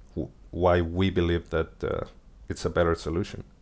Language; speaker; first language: English; early bilingual, other home language; Spanish